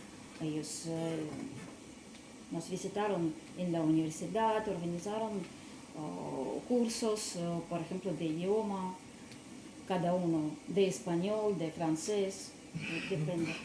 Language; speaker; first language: Spanish; non-native, learner; Russian